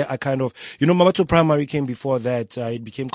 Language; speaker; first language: English; non-native, local second language; Tswana